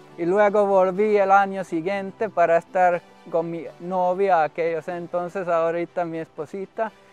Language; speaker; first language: Spanish; non-native, fluent; Finnish